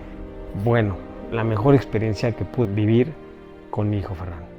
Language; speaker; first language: Spanish; native; Spanish